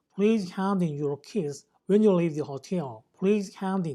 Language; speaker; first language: English; non-native, fluent; Korean